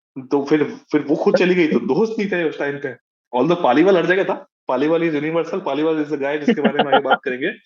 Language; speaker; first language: Hindi; native; Hindi